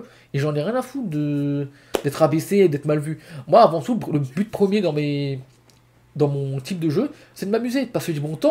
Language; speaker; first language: French; native; French